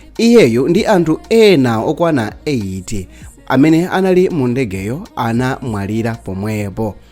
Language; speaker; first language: Nyanja; native; Nyanja